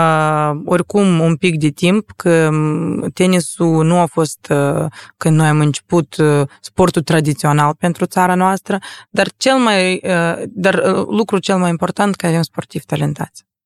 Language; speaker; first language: Romanian; non-native, local second language; Russian